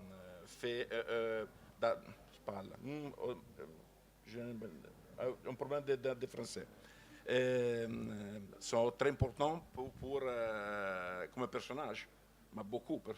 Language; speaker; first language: French; non-native, learner; Italian